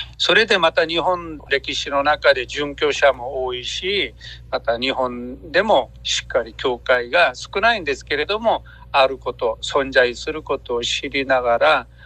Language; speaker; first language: Japanese; non-native, fluent; Korean